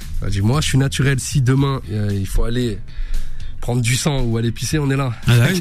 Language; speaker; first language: French; early bilingual, other home language; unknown